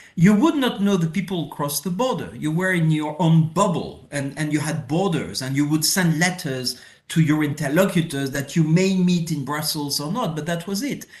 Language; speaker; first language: English; non-native, fluent; French